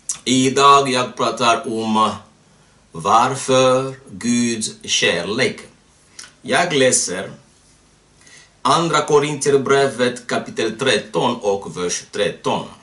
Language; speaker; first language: Swedish; non-native, fluent; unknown